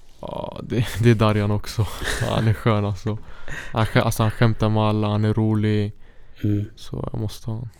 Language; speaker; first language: Swedish; early bilingual, other home language; Syriac